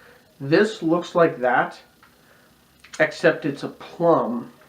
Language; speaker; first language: English; native; English